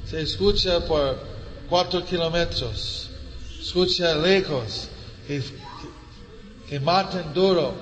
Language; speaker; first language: Spanish; non-native, learner; English